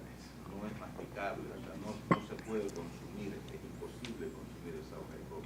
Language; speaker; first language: Spanish; native; Spanish